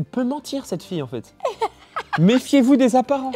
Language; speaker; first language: French; native; French